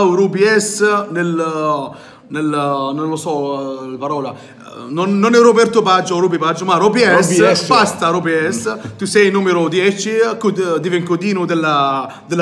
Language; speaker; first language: Italian; non-native, learner; Arabic